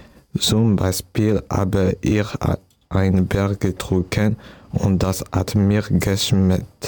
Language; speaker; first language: German; non-native, learner; French